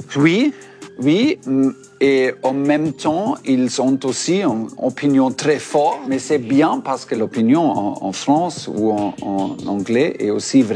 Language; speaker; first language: French; non-native, fluent; German